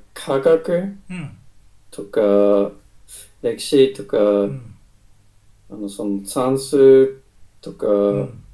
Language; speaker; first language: Japanese; non-native, learner; English